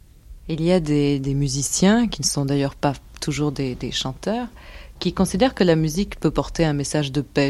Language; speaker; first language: French; native; French